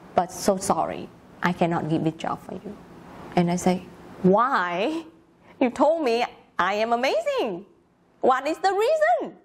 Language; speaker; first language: English; non-native, learner; Vietnamese